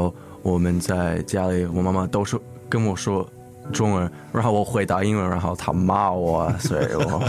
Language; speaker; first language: Chinese; early bilingual, heritage; English